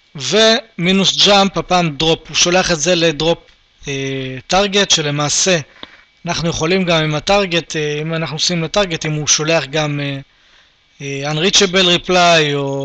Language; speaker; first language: Hebrew; native; Hebrew